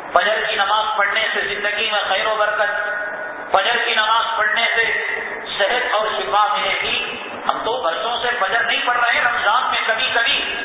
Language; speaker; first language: Urdu; native; Urdu